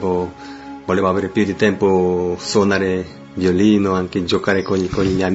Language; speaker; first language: Italian; non-native, fluent; Korean